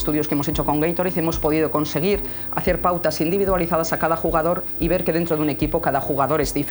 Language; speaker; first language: Spanish; native; Spanish